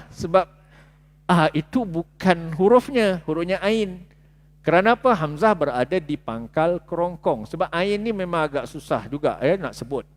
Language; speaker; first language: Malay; native; Malay